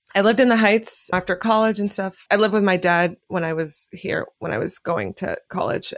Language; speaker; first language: English; native; English